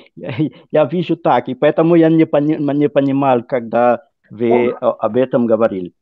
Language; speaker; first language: Russian; non-native, learner; Spanish